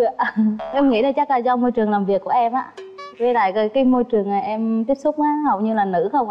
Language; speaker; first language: Vietnamese; native; Vietnamese